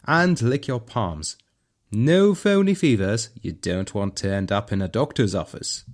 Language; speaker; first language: English; non-native, fluent; Polish